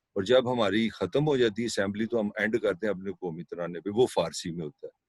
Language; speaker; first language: Urdu; non-native, local second language; Punjabi